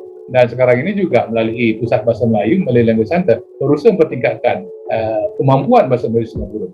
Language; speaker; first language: Malay; native; Malay